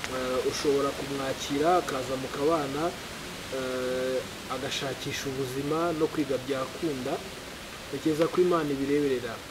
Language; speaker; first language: Kinyarwanda; native; Kinyarwanda